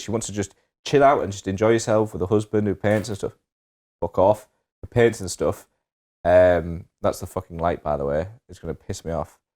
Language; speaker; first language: English; native; English